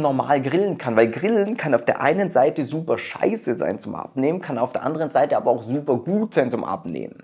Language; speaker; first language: German; native; German